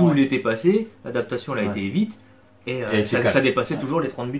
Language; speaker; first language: French; native; French